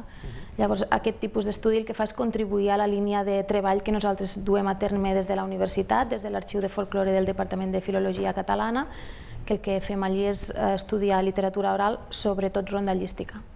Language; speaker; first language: Catalan; native; Catalan